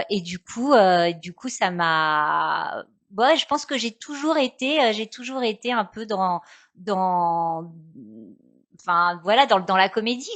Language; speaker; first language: French; native; French